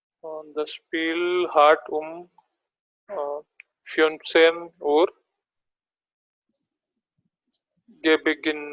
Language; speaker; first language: German; non-native, learner; Telugu